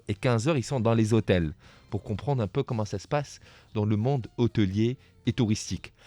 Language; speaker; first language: French; non-native, local second language; Arabic